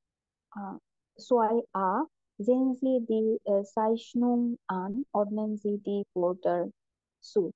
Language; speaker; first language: German; non-native, fluent; Bangla